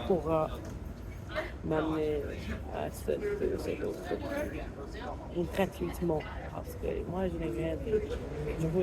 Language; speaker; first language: French; non-native, fluent; English